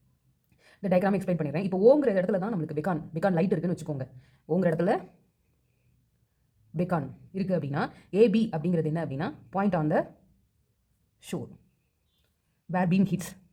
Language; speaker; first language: Tamil; native; Tamil